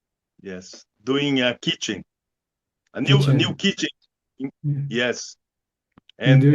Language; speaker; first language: English; non-native, learner; Portuguese